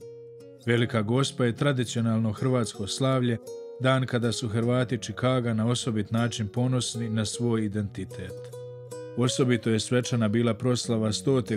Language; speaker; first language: Croatian; native; Croatian